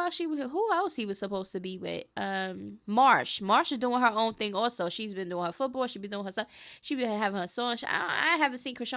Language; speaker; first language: English; native; English